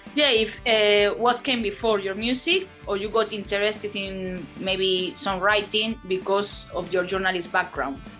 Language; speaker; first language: English; non-native, fluent; Spanish